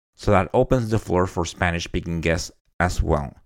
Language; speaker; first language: English; non-native, fluent; Spanish